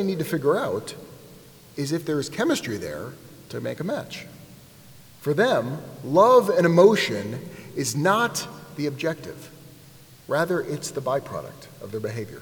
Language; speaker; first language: English; native; English